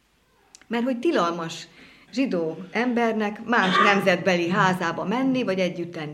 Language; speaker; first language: Hungarian; native; Hungarian